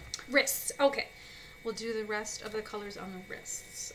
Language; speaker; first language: English; native; English